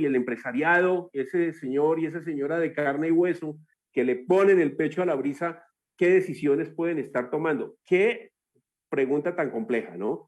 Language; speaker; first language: Spanish; native; Spanish